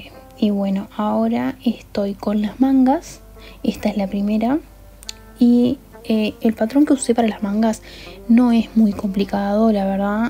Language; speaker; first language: Spanish; native; Spanish